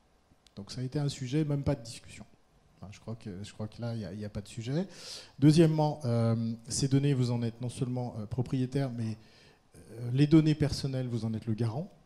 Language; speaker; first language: French; native; French